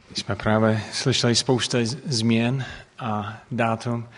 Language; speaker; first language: Czech; non-native, fluent; English